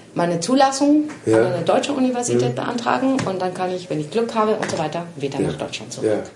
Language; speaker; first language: German; non-native, fluent; Spanish